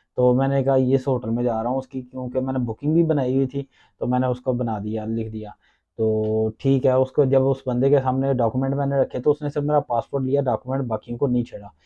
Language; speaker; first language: Urdu; non-native, local second language; Punjabi